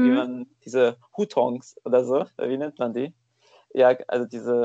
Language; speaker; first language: German; native; German